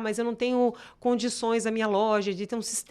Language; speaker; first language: Portuguese; native; Portuguese